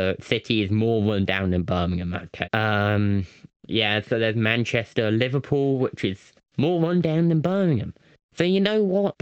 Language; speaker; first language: English; native; English